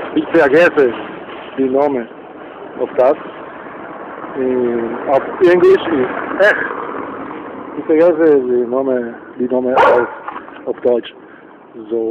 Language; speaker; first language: German; non-native, learner; Spanish